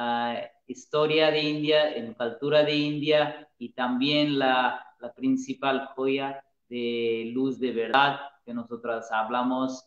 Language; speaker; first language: Spanish; non-native, learner; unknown